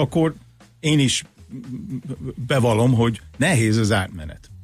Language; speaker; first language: Hungarian; non-native, fluent; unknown